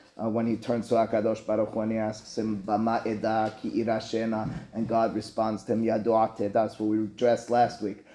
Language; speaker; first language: English; native; English